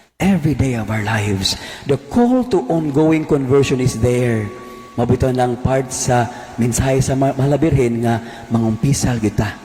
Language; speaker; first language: Cebuano; native; Cebuano